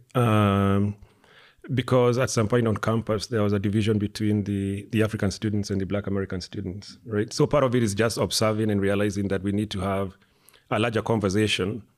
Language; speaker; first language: English; non-native, local second language; Kikuyu